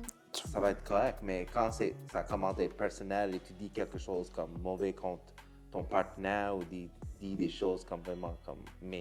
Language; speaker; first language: French; non-native, local second language; English